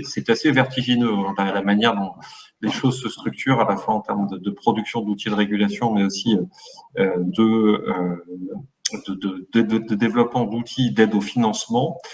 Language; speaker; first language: French; native; French